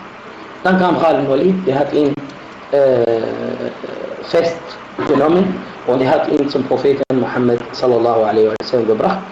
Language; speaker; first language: German; non-native, fluent; Arabic